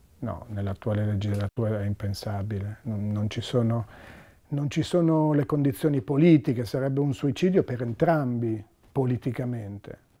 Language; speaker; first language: Italian; native; Italian